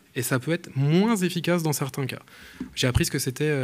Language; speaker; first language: French; native; French